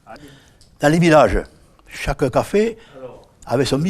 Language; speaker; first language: French; native; French